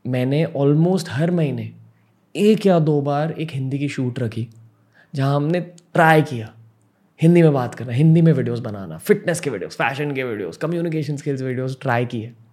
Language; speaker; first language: Hindi; non-native, local second language; English